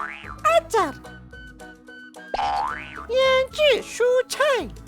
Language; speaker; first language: Chinese; non-native, learner; Indonesian